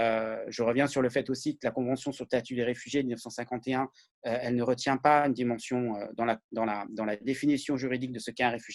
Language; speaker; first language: French; native; French